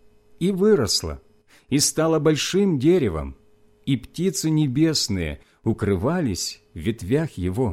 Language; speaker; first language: Russian; native; Russian